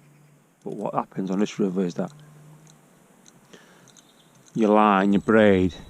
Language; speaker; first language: English; native; English